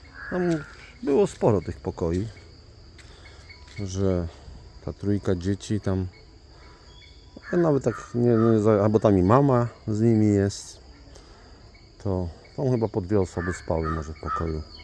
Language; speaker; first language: Polish; native; Polish